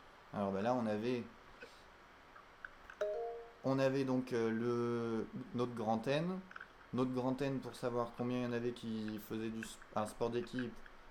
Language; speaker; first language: French; native; French